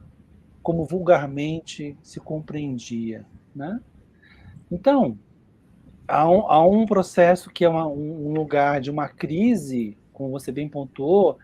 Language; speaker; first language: Portuguese; native; Portuguese